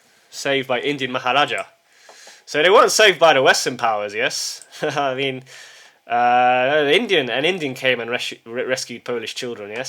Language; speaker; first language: English; early bilingual, heritage; English